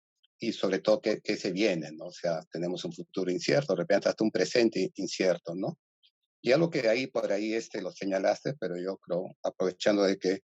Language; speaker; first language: Spanish; native; Spanish